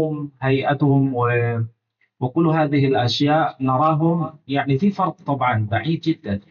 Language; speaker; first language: Arabic; non-native, fluent; Indonesian